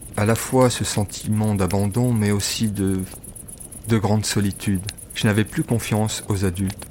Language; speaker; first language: French; native; French